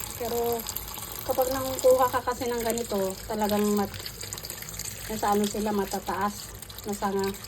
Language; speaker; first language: Filipino; non-native, local second language; Iloko